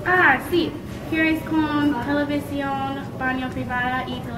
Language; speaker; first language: Spanish; non-native, learner; English